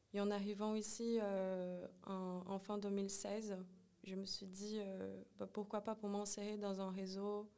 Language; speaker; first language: French; non-native, fluent; Portuguese